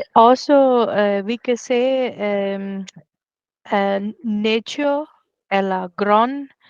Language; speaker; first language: Danish; non-native, learner; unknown